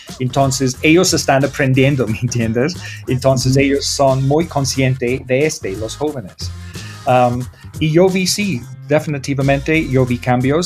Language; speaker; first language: Spanish; non-native, learner; English